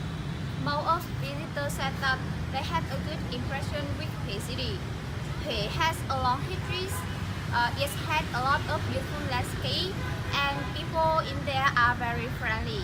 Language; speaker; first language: English; non-native, learner; Vietnamese